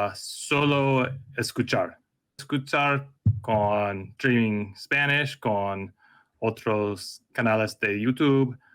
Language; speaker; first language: Spanish; non-native, learner; English